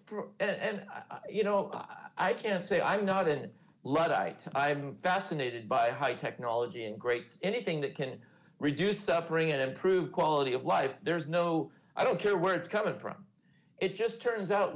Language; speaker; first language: English; native; English